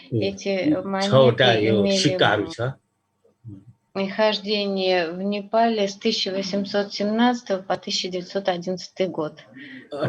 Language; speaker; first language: Russian; native; Russian